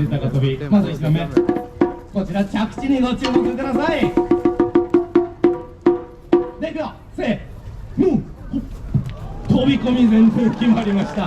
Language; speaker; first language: Japanese; native; Japanese